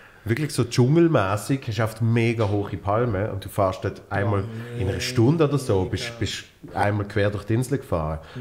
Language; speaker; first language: German; native; German